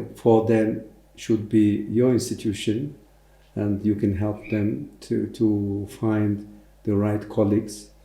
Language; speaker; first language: English; non-native, fluent; Mongolian